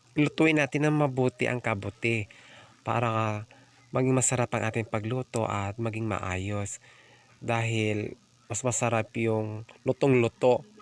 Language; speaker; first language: Filipino; non-native, local second language; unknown